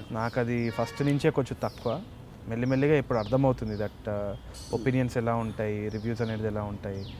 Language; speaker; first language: Telugu; native; Telugu